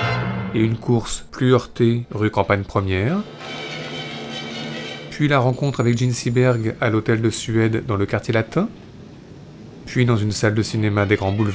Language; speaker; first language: French; native; French